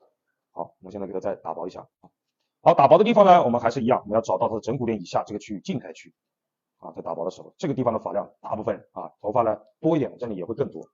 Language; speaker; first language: Chinese; native; Chinese